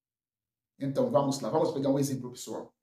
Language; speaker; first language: Portuguese; non-native, fluent; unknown